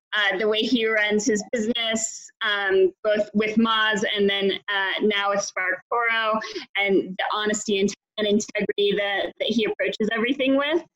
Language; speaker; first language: English; native; English